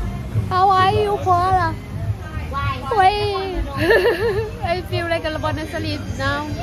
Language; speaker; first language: English; non-native, learner; Thai